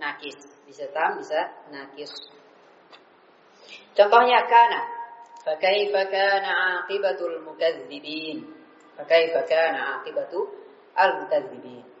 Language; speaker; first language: Arabic; non-native, fluent; Indonesian